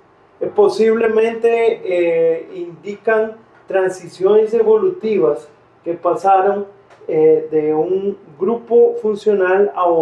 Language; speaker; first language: Portuguese; non-native, fluent; Spanish